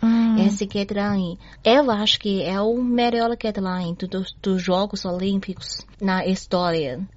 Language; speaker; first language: Portuguese; non-native, learner; Chinese